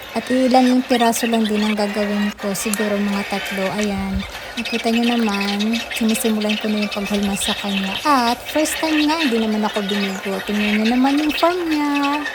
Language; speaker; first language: Filipino; native; Filipino